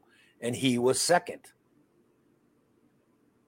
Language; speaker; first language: English; early bilingual, other home language; Spanish